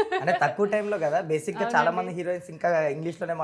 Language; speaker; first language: Telugu; native; Telugu